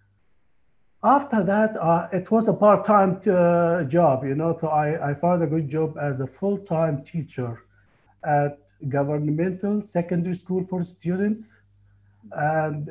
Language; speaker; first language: English; non-native, fluent; Arabic